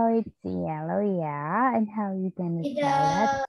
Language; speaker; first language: English; non-native, fluent; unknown